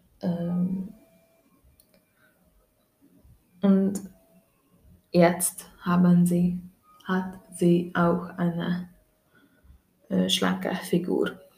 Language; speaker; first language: German; non-native, learner; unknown